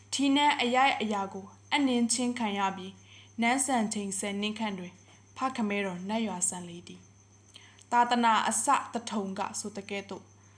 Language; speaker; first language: Burmese; non-native, local second language; Pa'o Karen